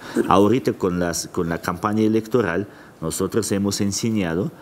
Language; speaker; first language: Spanish; non-native, fluent; Russian